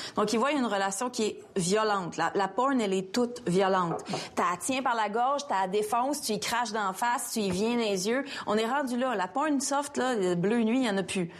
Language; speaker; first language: French; native; French